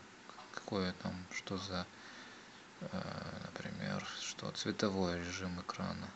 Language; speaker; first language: Russian; native; Russian